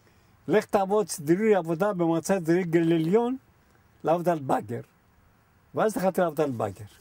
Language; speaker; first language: Hebrew; non-native, fluent; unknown